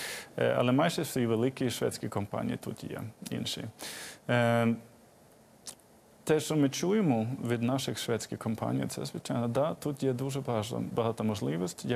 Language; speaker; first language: Ukrainian; non-native, fluent; Swedish